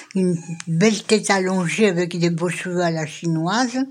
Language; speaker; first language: French; non-native, local second language; Malagasy